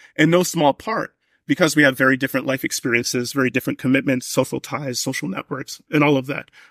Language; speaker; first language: English; native; English